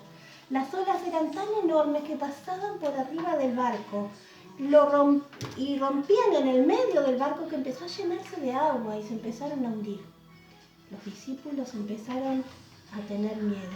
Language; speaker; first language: Spanish; native; Spanish